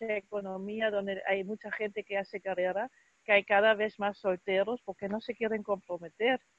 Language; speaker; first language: Spanish; non-native, fluent; German